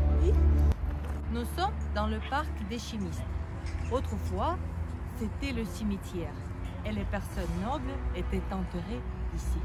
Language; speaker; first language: French; non-native, learner; Russian